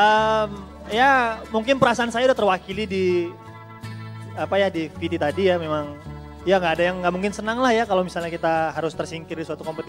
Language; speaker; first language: Indonesian; native; Indonesian